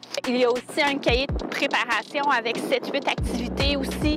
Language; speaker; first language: French; native; French